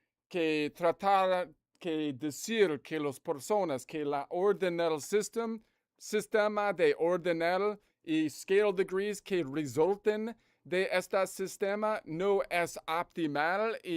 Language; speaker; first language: Spanish; non-native, learner; English